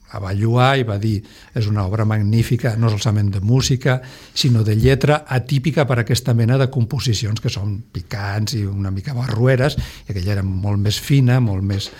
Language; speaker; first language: Catalan; non-native, local second language; Spanish